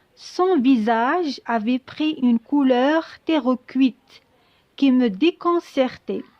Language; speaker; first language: French; non-native, local second language; Arabic